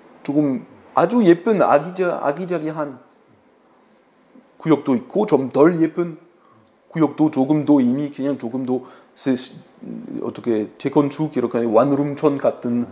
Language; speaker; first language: Korean; non-native, fluent; French